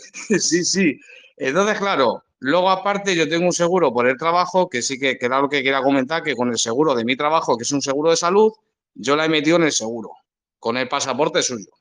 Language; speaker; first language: Spanish; native; Spanish